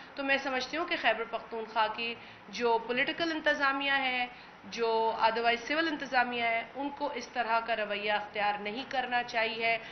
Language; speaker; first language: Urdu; non-native, local second language; Sindhi